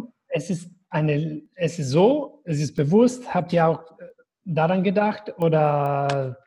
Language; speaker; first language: German; non-native, learner; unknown